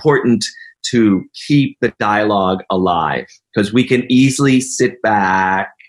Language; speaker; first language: English; native; English